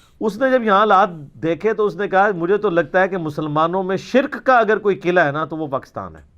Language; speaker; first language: Urdu; non-native, local second language; Punjabi